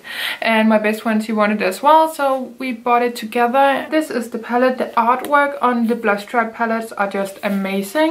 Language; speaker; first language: English; non-native, fluent; Danish